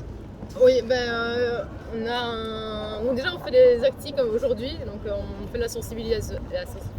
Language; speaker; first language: French; native; French